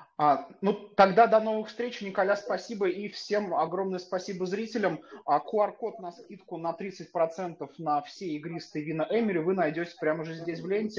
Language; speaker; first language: Russian; native; Russian